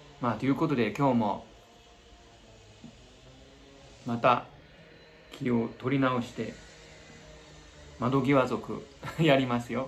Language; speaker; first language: Japanese; non-native, fluent; Chinese